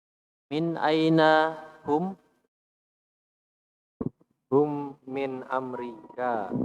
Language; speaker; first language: Arabic; non-native, learner; Indonesian